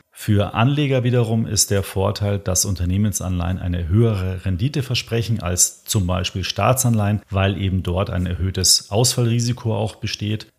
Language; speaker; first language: German; native; German